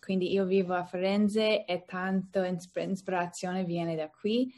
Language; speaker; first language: Italian; non-native, learner; English